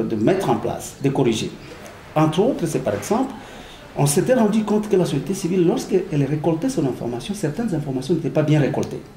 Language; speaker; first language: French; non-native, local second language; Swahili